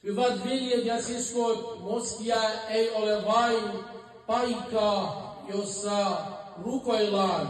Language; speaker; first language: Finnish; non-native, fluent; Arabic